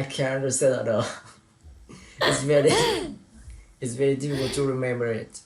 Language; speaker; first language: English; non-native, learner; Vietnamese